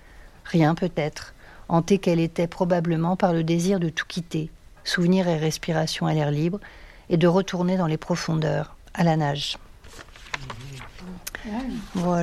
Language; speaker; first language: French; native; French